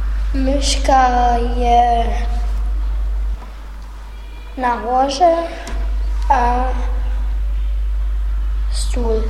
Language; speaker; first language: Czech; non-native, learner; German